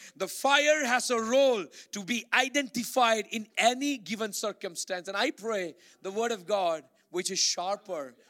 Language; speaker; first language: English; non-native, local second language; Malayalam